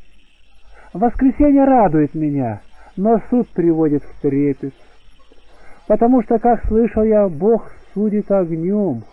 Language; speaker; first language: Russian; native; Russian